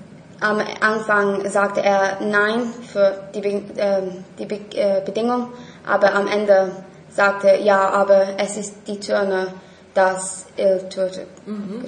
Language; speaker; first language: German; non-native, learner; English